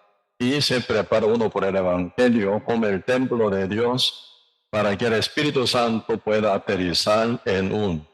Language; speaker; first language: Spanish; non-native, learner; Korean